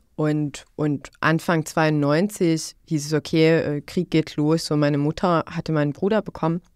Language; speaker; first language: German; non-native, fluent; Bosnian